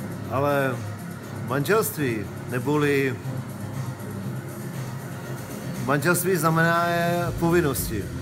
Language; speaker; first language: Czech; non-native, local second language; Polish